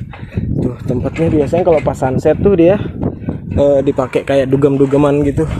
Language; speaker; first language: Indonesian; native; Indonesian